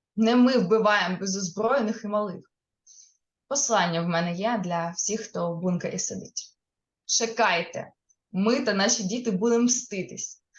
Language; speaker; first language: Ukrainian; non-native, local second language; Russian